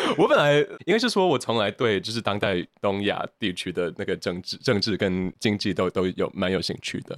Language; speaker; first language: Chinese; early bilingual, heritage; English